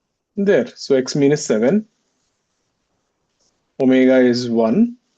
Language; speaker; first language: English; non-native, local second language; Hindi